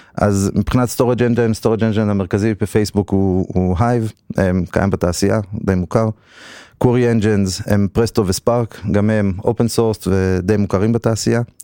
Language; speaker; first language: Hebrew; native; Hebrew